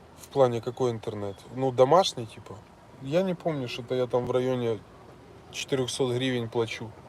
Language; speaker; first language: Russian; native; Russian